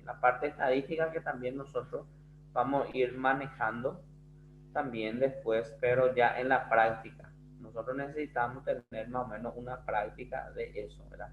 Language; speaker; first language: Spanish; non-native, fluent; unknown